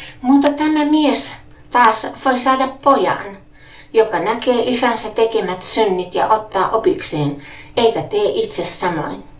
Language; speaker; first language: Finnish; native; Finnish